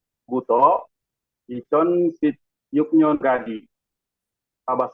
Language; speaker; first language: Korean; non-native, learner; Indonesian